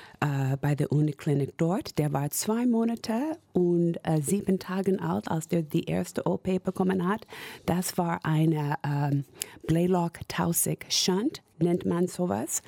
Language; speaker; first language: German; non-native, fluent; English